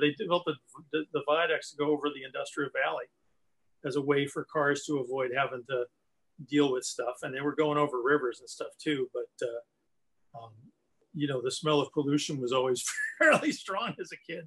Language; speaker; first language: English; native; English